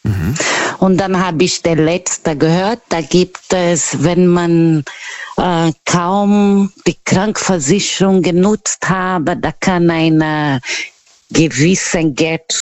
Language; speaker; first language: German; non-native, learner; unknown